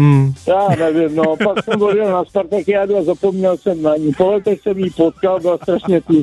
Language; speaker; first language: Czech; native; Czech